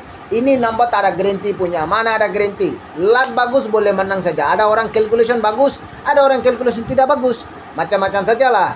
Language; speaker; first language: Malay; non-native, learner; Bangla